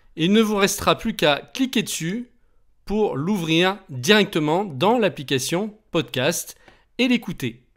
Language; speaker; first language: French; native; French